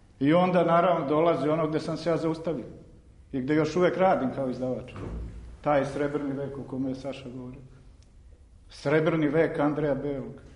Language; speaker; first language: Serbian; native; Serbian